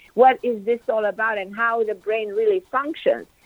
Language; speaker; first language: English; non-native, fluent; Romanian